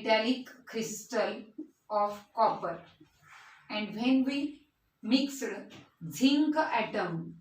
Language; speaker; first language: English; non-native, local second language; Marathi